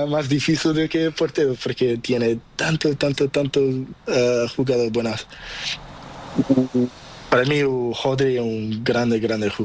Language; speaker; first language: Spanish; non-native, learner; Portuguese